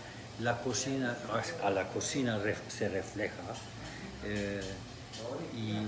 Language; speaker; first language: Spanish; non-native, fluent; Turkish